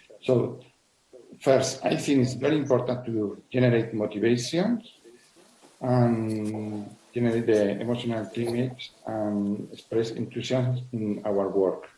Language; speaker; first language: English; non-native, learner; Spanish